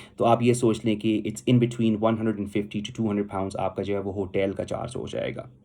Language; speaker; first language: Urdu; non-native, local second language; Punjabi